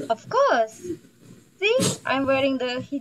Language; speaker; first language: English; non-native, learner; Indonesian